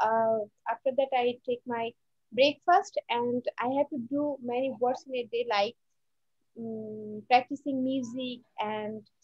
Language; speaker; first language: English; non-native, learner; Bangla